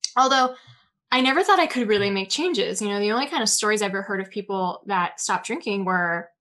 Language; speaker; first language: English; native; English